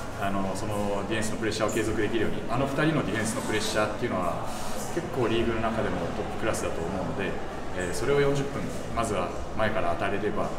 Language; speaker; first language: Japanese; native; Japanese